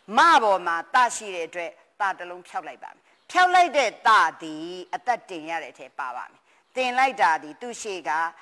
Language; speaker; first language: Burmese; native; Burmese